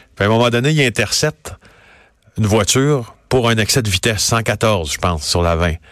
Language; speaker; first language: French; native; French